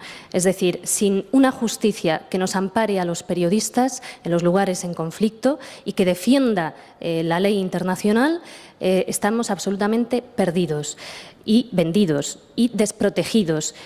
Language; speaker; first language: Spanish; native; Spanish